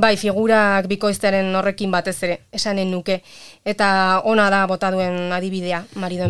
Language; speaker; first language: Basque; native; Basque